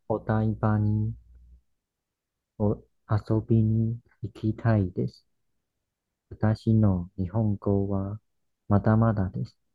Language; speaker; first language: Japanese; non-native, learner; Chinese